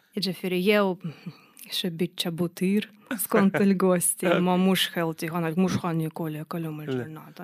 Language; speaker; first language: Maltese; non-native, fluent; Russian